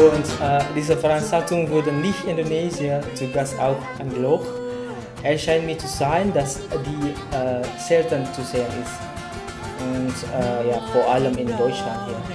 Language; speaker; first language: German; non-native, fluent; Indonesian